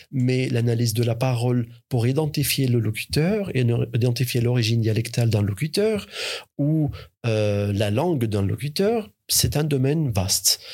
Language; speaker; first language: French; non-native, fluent; Arabic